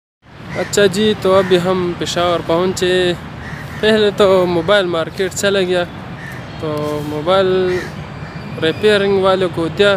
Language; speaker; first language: Hindi; non-native, local second language; Pashto